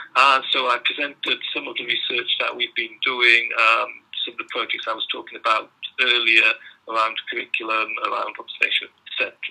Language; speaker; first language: English; non-native, fluent; Dutch